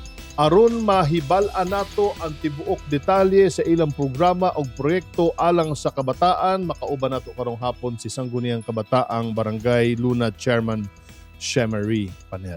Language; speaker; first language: Cebuano; native; Cebuano